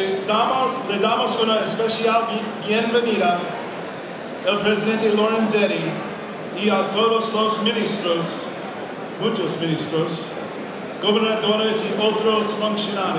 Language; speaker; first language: Spanish; non-native, fluent; English